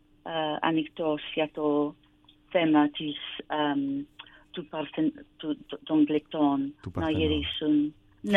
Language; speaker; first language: Greek; non-native, learner; English